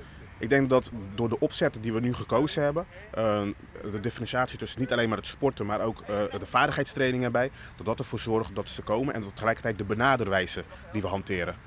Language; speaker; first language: Dutch; native; Dutch